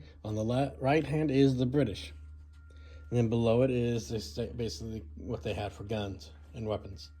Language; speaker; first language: English; native; English